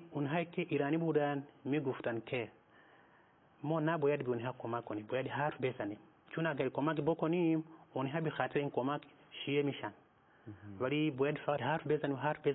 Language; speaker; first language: Persian; non-native, fluent; Nyanja